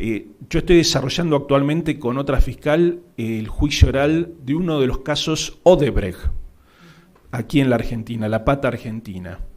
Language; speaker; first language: Spanish; native; Spanish